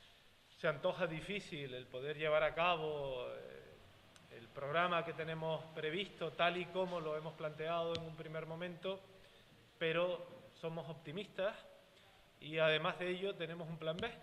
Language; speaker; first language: Spanish; native; Spanish